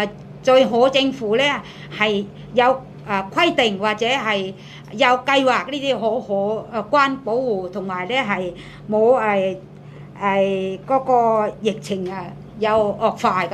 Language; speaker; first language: Cantonese; non-native, fluent; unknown